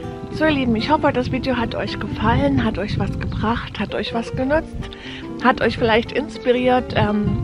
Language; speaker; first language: German; native; German